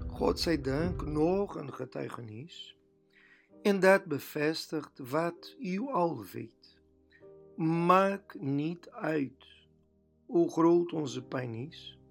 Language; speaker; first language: Dutch; non-native, fluent; Portuguese